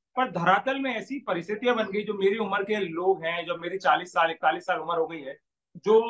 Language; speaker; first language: Hindi; native; Hindi